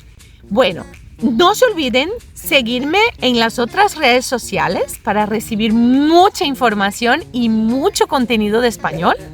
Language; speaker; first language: Spanish; non-native, fluent; Portuguese